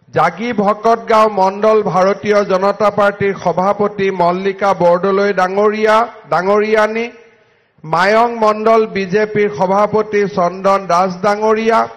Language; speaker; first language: Assamese; native; Assamese